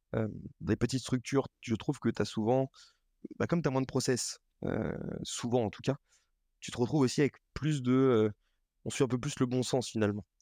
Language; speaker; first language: French; native; French